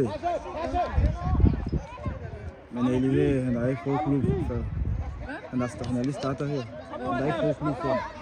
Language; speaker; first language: Danish; non-native, learner; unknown